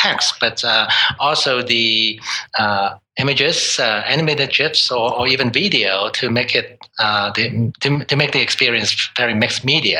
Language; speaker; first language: English; non-native, local second language; Cantonese